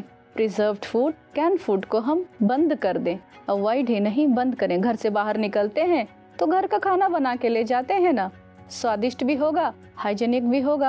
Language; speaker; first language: Hindi; native; Hindi